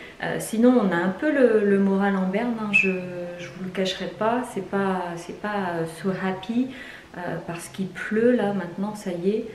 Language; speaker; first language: French; native; French